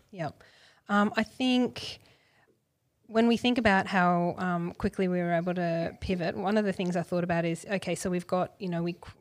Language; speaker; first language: English; native; English